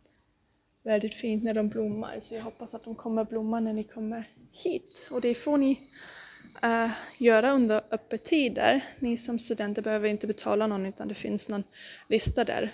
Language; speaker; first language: Swedish; non-native, fluent; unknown